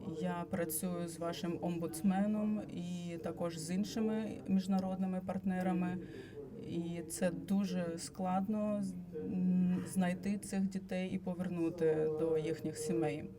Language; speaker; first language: Ukrainian; non-native, fluent; Latvian